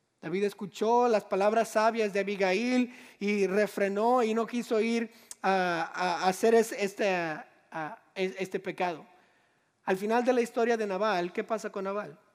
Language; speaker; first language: Spanish; native; Spanish